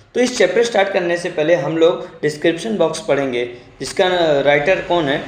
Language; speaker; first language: Hindi; non-native, local second language; Marathi